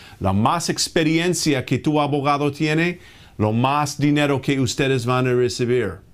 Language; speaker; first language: Spanish; non-native, fluent; English